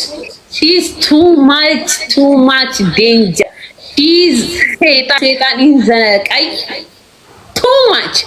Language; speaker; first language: English; non-native, learner; Amharic